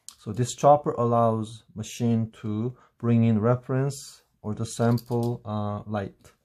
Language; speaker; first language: English; non-native, fluent; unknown